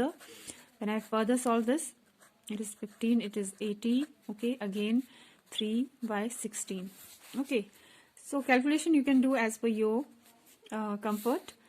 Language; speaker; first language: English; non-native, local second language; Hindi